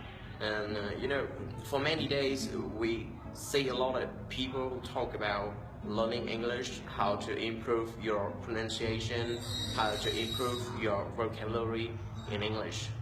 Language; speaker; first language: English; non-native, fluent; Vietnamese